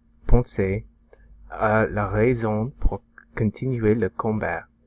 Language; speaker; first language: French; non-native, learner; English